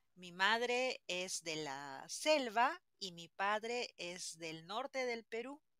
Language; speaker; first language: Spanish; native; Spanish